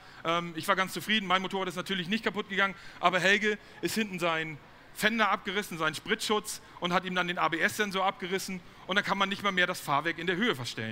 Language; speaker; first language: German; native; German